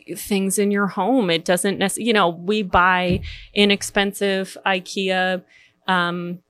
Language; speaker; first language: English; native; English